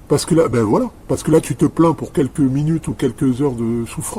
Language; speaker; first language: French; native; French